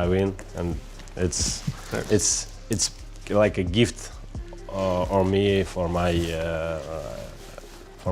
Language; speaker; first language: English; non-native, learner; Russian